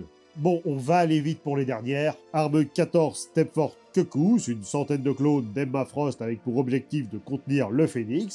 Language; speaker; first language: French; native; French